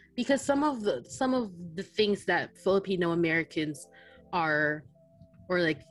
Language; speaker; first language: English; non-native, local second language; Filipino